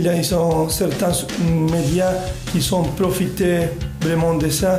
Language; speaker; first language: French; non-native, fluent; Spanish